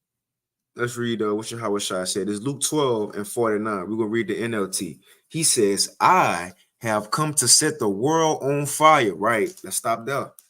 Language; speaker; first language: English; native; English